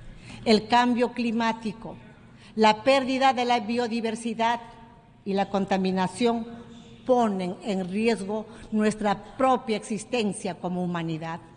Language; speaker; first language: Spanish; native; Spanish